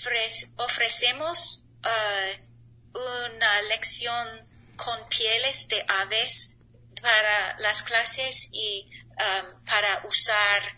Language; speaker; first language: Spanish; non-native, learner; English